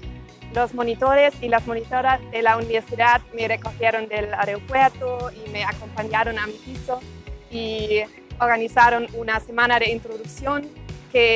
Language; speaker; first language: Spanish; non-native, fluent; German